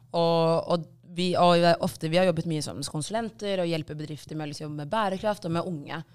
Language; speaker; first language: Norwegian; early bilingual, other home language; Tigrinya